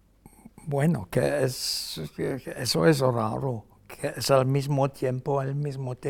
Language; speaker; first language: Spanish; non-native, fluent; German